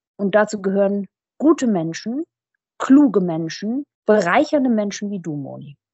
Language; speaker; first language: German; early bilingual, other home language; Persian